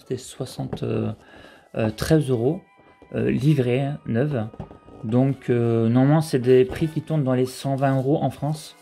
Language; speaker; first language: French; native; French